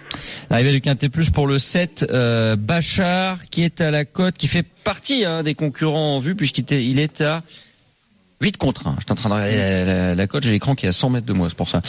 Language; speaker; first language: French; native; French